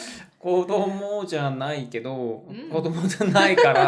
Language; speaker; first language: Japanese; non-native, learner; Korean